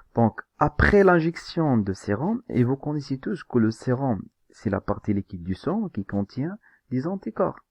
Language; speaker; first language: French; non-native, local second language; Arabic